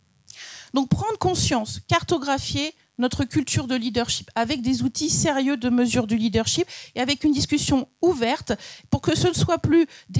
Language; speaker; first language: French; native; French